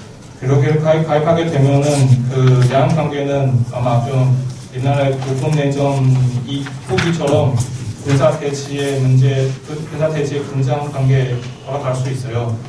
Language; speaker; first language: Korean; non-native, learner; Chinese